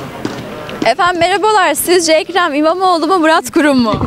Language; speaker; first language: Turkish; native; Turkish